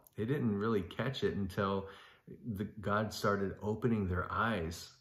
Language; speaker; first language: English; native; English